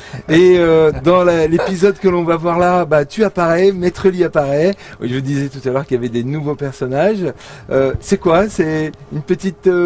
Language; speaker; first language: French; native; French